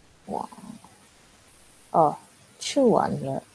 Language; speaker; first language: Chinese; non-native, learner; Indonesian